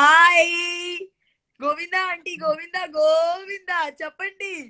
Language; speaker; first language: Telugu; non-native, learner; Gujarati